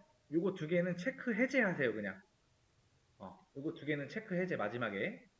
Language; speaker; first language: Korean; native; Korean